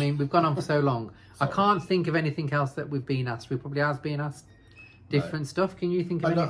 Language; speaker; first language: English; native; English